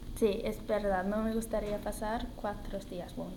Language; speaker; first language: Spanish; non-native, learner; English